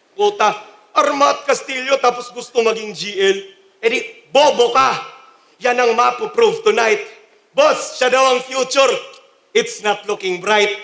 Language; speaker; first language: Filipino; non-native, local second language; Cebuano